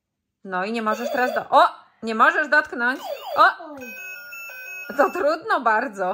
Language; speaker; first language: Polish; native; Polish